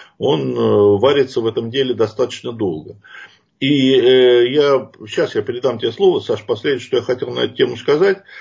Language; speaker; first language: Russian; native; Russian